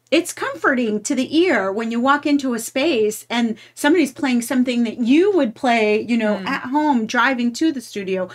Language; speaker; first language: English; native; English